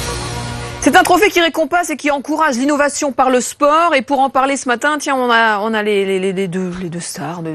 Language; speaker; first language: French; native; French